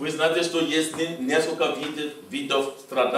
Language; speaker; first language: Russian; non-native, fluent; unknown